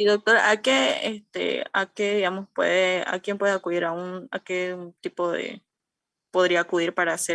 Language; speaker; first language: Spanish; native; Spanish